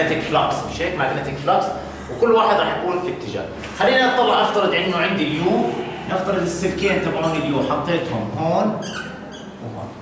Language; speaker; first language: Arabic; native; Arabic